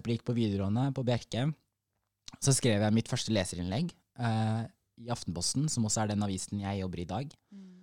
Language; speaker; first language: Norwegian; early bilingual, other home language; Somali